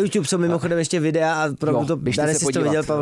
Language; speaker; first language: Czech; native; Czech